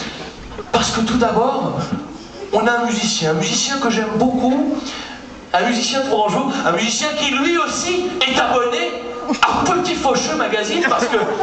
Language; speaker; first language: French; native; French